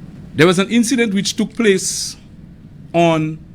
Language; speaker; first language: English; non-native, local second language; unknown